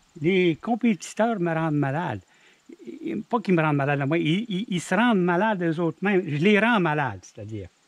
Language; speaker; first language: French; native; French